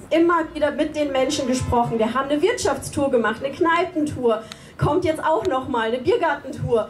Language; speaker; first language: German; native; German